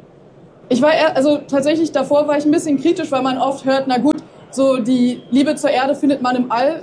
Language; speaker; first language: German; native; German